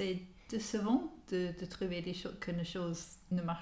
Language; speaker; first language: French; non-native, learner; English